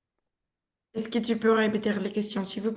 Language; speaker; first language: French; non-native, learner; Spanish